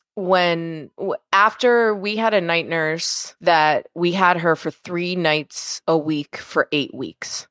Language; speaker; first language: English; native; English